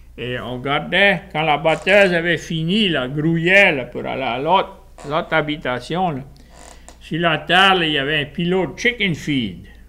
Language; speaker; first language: French; native; French